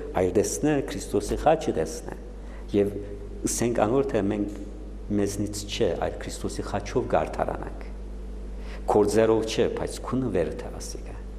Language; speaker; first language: Armenian; native; Armenian